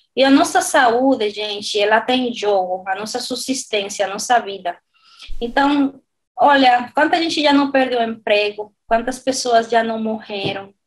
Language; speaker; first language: Portuguese; non-native, fluent; Spanish